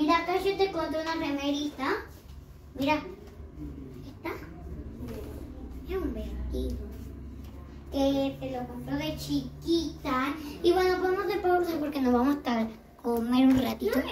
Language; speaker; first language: Spanish; native; Spanish